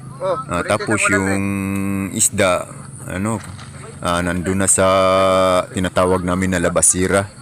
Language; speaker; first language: Filipino; non-native, local second language; Cebuano